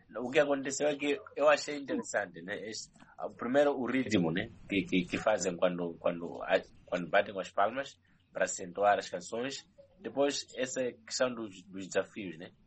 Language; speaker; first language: Portuguese; non-native, local second language; Nyanja